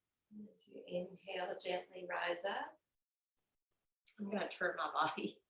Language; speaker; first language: English; native; English